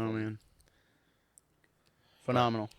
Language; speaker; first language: English; native; English